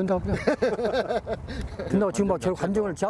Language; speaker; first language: Korean; native; Korean